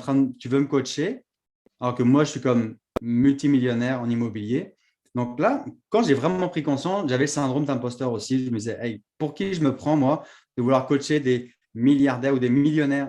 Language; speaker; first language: French; native; French